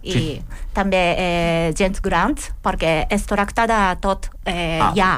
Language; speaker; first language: Catalan; non-native, learner; Japanese